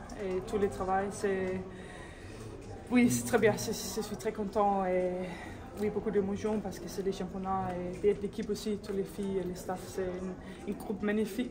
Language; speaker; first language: French; non-native, learner; Danish